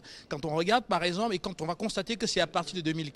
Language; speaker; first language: French; native; French